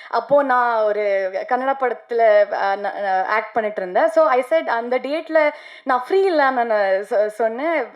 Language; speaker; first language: Tamil; non-native, learner; Kannada